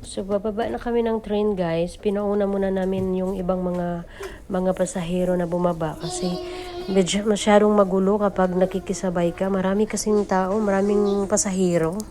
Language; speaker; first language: Filipino; native; Filipino